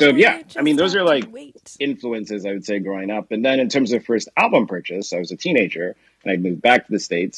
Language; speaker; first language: English; non-native, local second language; Yoruba